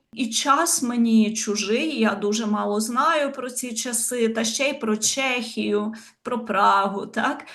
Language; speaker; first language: Ukrainian; native; Ukrainian